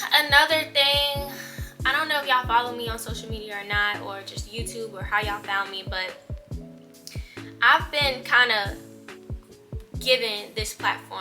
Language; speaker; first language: English; native; English